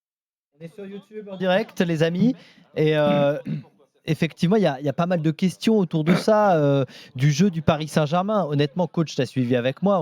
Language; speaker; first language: French; native; French